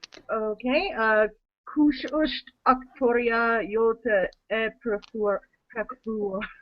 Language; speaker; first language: Albanian; non-native, learner; English